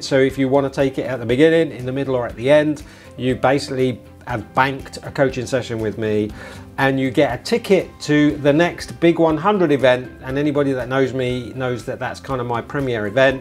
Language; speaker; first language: English; native; English